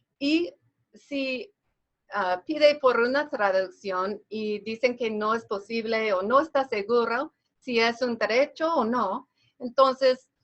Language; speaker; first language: Spanish; non-native, fluent; English